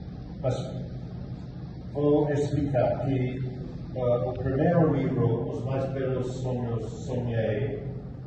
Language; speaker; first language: Portuguese; non-native, fluent; English